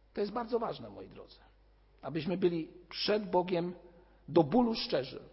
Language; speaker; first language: Polish; native; Polish